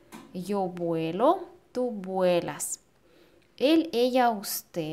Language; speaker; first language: Spanish; non-native, fluent; Russian